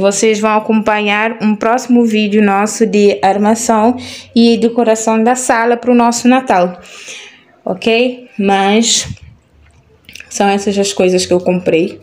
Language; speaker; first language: Portuguese; non-native, local second language; Kabuverdianu